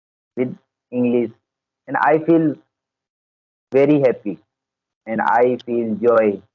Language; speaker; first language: English; non-native, learner; Hindi